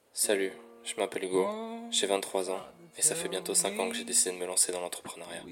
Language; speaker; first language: French; native; French